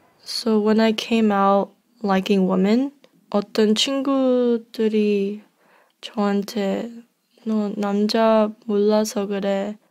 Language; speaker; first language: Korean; early bilingual, heritage; English